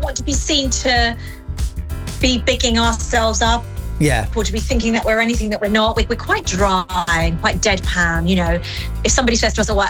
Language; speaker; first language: English; early bilingual, other home language; Greek